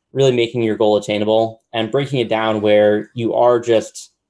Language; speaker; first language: English; native; English